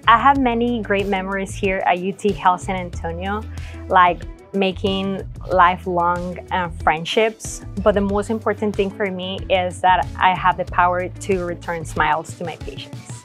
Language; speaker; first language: English; non-native, fluent; Spanish